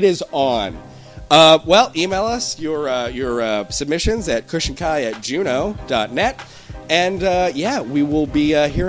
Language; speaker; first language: English; native; English